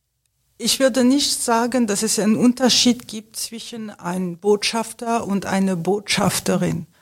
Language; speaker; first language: German; non-native, fluent; French